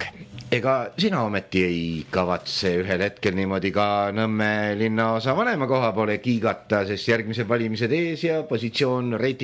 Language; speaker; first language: Estonian; native; Estonian